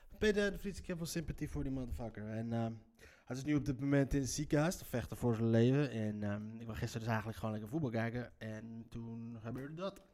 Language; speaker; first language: Dutch; early bilingual, other home language; Riffian